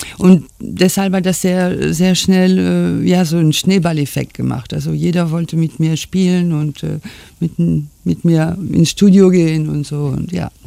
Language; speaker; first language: German; non-native, fluent; French